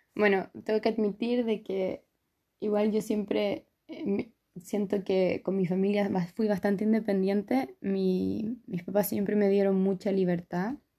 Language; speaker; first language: Spanish; native; Spanish